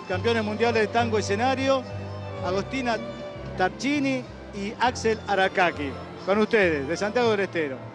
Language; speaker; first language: Spanish; native; Spanish